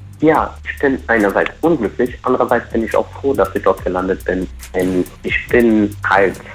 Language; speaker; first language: German; non-native, fluent; Portuguese